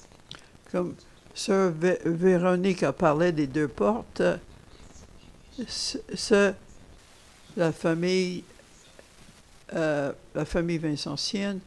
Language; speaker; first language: French; non-native, fluent; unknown